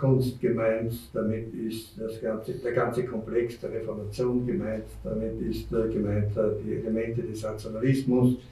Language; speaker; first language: German; native; German